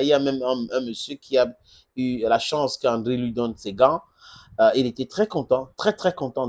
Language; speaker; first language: French; non-native, local second language; English